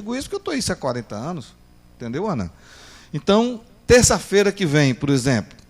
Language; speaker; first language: Portuguese; native; Portuguese